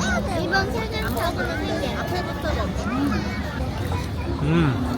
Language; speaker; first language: Korean; early bilingual, heritage; Korean